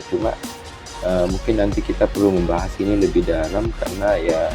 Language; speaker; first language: Indonesian; native; Indonesian